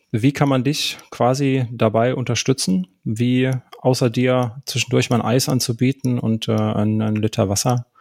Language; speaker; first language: German; native; German